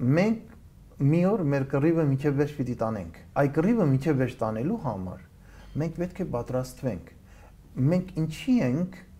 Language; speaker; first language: Armenian; early bilingual, heritage; Armenian